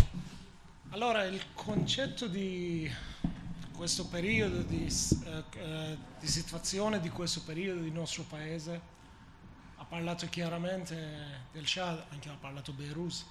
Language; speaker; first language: Italian; non-native, learner; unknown